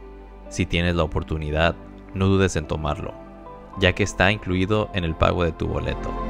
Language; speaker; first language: Spanish; native; Spanish